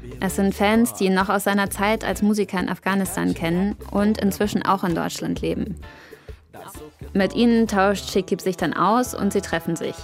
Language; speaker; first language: German; native; German